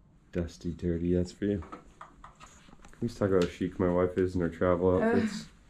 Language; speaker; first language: English; native; English